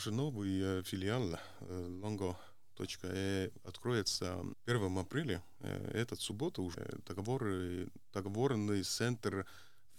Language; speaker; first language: Russian; non-native, local second language; Estonian